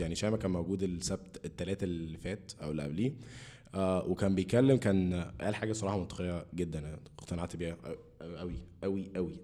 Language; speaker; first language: Arabic; early bilingual, heritage; Arabic